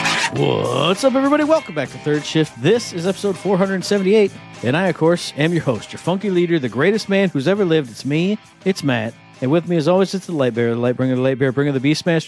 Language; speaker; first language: English; native; English